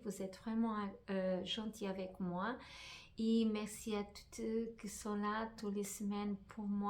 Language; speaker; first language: French; non-native, fluent; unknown